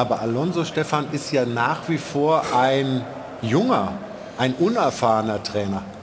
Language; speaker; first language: German; native; German